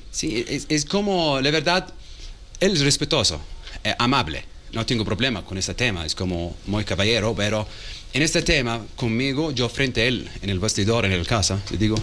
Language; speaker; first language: Spanish; non-native, learner; Arabic